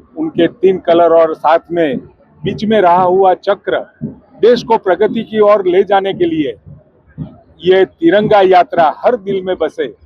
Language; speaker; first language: Hindi; non-native, local second language; Gujarati